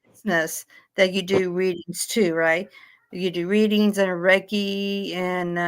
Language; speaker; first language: English; native; English